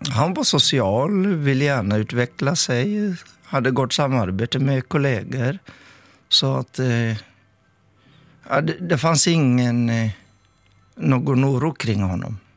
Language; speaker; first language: Swedish; non-native, local second language; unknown